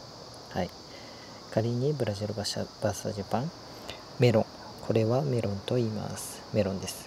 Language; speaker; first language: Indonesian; non-native, fluent; Japanese